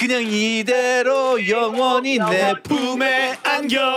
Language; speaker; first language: Korean; native; Korean